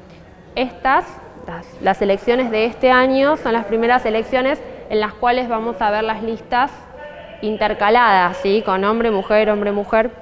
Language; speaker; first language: Spanish; native; Spanish